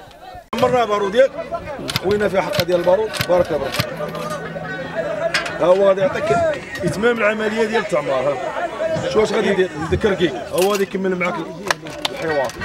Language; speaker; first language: Arabic; native; Arabic